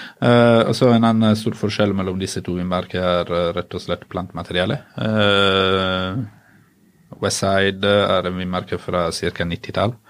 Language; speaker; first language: Norwegian; non-native, fluent; Italian